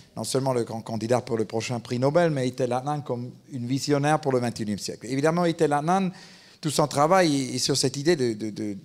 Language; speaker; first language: French; native; French